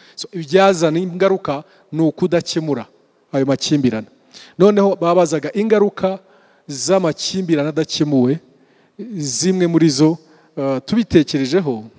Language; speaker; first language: Kinyarwanda; early bilingual, heritage; Kinyarwanda